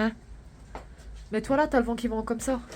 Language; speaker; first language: French; native; French